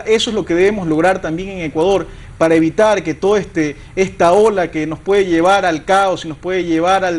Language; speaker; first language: Spanish; native; Spanish